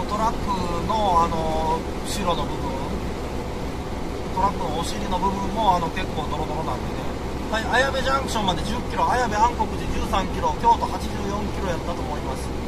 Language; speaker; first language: Japanese; native; Japanese